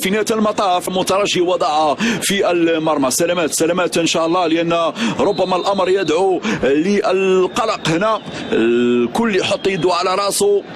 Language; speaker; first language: Arabic; native; Arabic